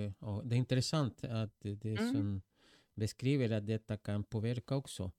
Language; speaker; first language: Swedish; non-native, fluent; Spanish